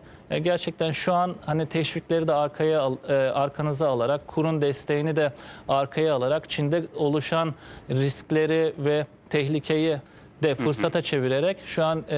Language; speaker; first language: Turkish; native; Turkish